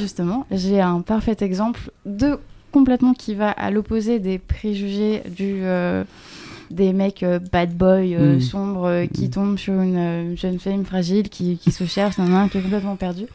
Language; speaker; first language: French; native; French